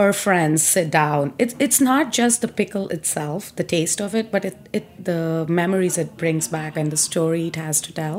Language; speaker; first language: English; non-native, local second language; Telugu